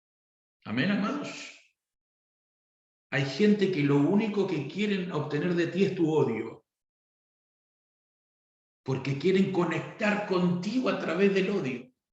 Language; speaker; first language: Spanish; native; Spanish